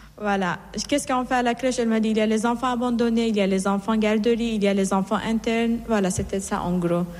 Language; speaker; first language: French; non-native, fluent; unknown